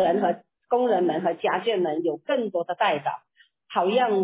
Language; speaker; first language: Chinese; native; Chinese